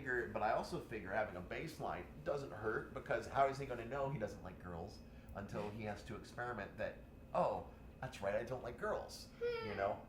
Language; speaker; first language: English; native; English